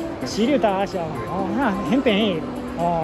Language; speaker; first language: Chinese; non-native, learner; Japanese